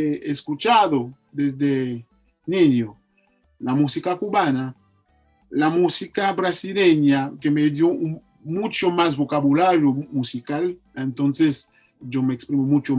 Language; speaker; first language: Spanish; non-native, fluent; Haitian Creole